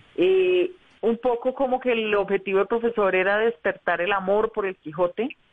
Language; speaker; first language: Spanish; native; Spanish